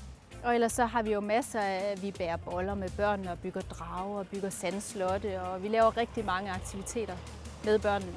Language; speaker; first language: Danish; native; Danish